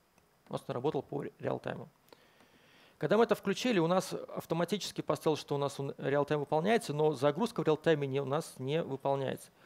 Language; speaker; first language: Russian; native; Russian